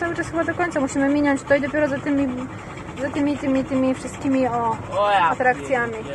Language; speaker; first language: Polish; native; Polish